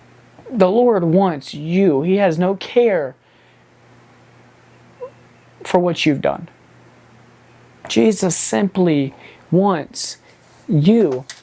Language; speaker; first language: English; native; English